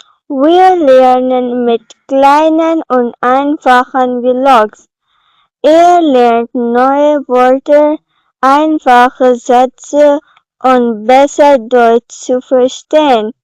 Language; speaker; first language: German; non-native, learner; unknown